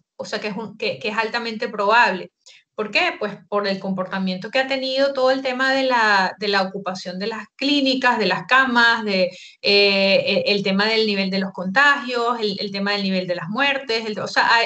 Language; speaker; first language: Spanish; native; Spanish